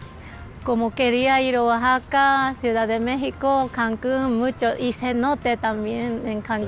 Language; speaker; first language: Spanish; non-native, learner; Japanese